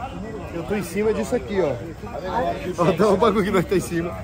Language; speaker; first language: Portuguese; native; Portuguese